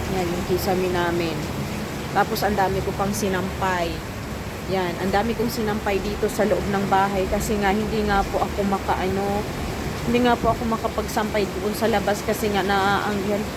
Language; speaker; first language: Filipino; non-native, local second language; Masbatenyo